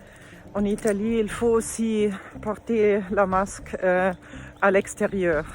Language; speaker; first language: French; non-native, learner; German